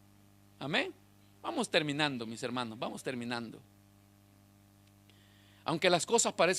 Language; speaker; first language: Spanish; native; Spanish